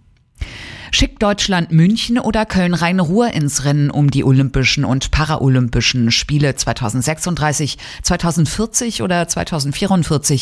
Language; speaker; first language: German; native; German